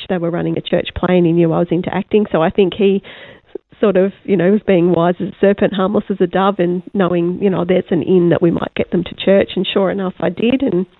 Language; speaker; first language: English; native; English